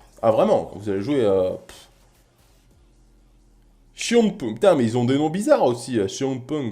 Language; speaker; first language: French; native; French